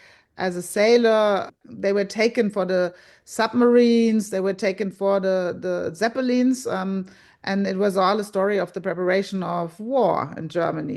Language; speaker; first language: English; non-native, fluent; German